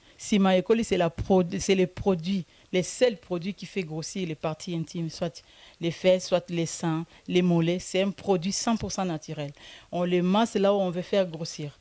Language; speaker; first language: French; non-native, local second language; Lingala